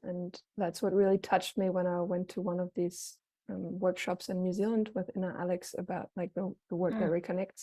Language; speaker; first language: English; non-native, fluent; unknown